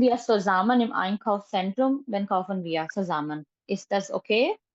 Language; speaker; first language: German; non-native, learner; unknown